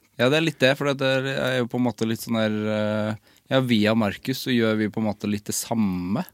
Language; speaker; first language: Norwegian; native; Norwegian